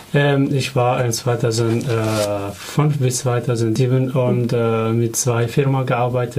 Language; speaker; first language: German; non-native, learner; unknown